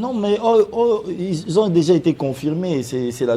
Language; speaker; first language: French; non-native, local second language; Lingala